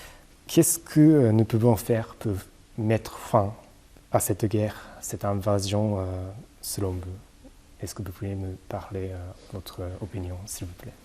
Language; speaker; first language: French; non-native, fluent; Japanese